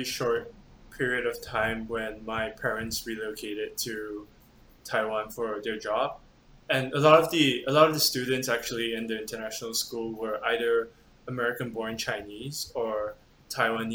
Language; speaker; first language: English; native; English